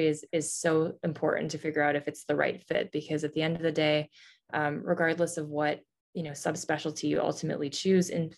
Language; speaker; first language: English; native; English